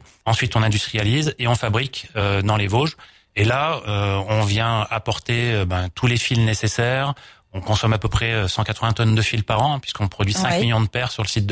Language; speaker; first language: French; native; French